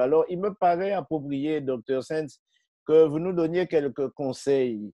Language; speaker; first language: French; native; French